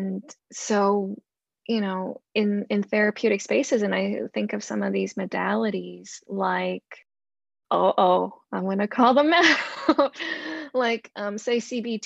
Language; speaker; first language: English; non-native, local second language; Cantonese